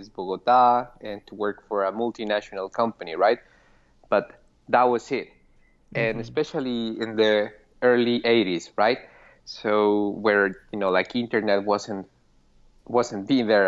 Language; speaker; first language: English; non-native, fluent; Spanish